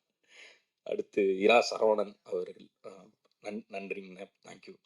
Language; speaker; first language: Tamil; native; Tamil